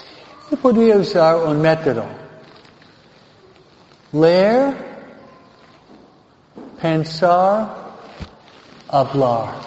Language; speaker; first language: Spanish; non-native, fluent; English